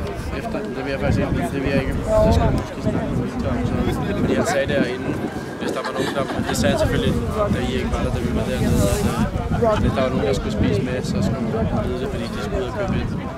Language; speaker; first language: Danish; native; Danish